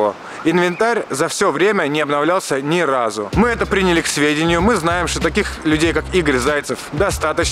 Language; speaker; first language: Russian; native; Russian